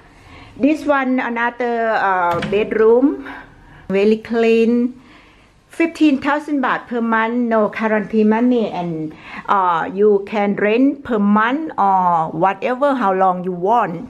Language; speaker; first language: English; non-native, learner; Thai